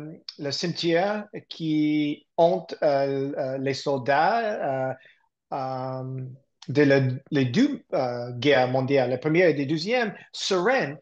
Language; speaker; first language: French; non-native, learner; English